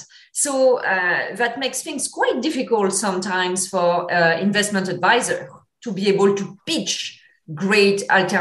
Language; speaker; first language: English; non-native, fluent; French